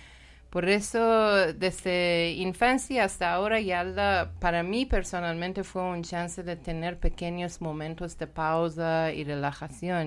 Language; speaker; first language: Spanish; non-native, fluent; Persian